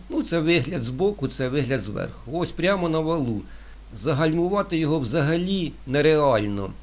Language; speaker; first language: Ukrainian; non-native, local second language; Russian